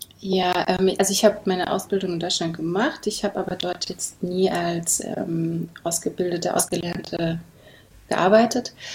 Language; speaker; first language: German; native; German